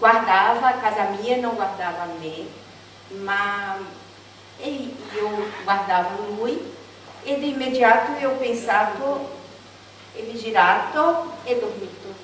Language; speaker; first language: Italian; non-native, learner; Portuguese